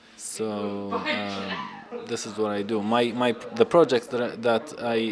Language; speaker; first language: English; non-native, fluent; Arabic